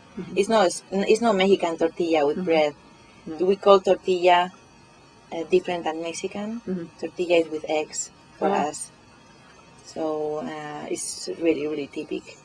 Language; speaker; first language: English; non-native, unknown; Spanish